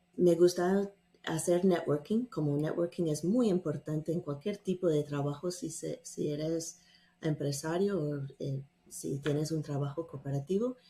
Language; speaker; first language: Spanish; non-native, fluent; English